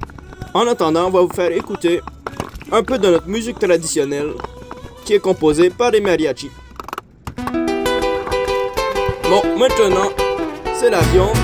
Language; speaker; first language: French; native; French